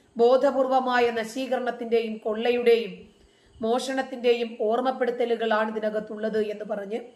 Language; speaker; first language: Malayalam; native; Malayalam